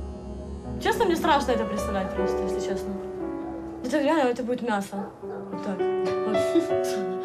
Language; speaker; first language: Ukrainian; non-native, local second language; Russian